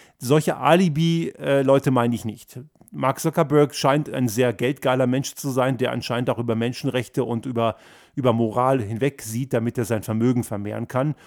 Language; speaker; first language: German; early bilingual, other home language; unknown